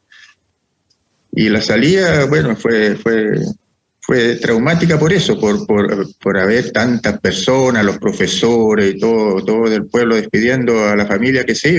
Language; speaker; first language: Spanish; early bilingual, other home language; Italian